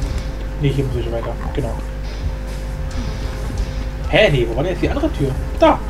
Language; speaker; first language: German; native; German